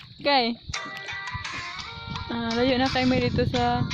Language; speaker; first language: Filipino; non-native, local second language; Cebuano